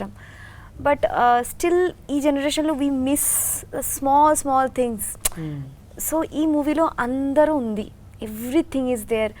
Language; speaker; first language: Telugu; non-native, learner; Bangla